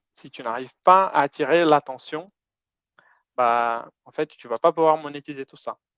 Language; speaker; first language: French; non-native, fluent; Portuguese